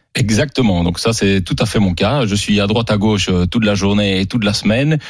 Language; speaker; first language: French; native; French